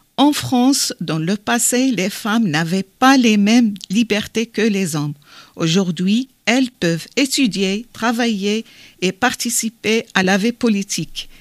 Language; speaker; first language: French; non-native, learner; Arabic